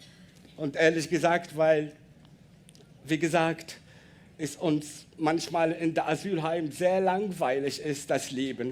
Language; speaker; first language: German; non-native, learner; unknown